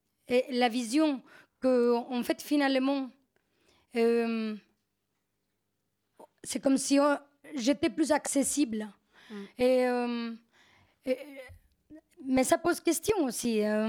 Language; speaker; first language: French; non-native, fluent; Spanish